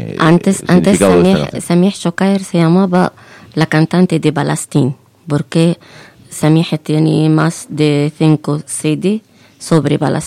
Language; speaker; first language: Spanish; non-native, fluent; Arabic